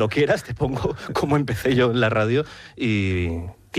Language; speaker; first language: Spanish; native; Spanish